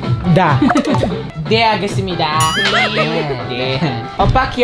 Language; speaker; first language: Korean; non-native, learner; Indonesian